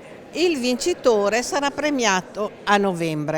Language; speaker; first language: Italian; native; Italian